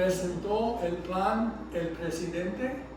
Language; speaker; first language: Spanish; non-native, fluent; English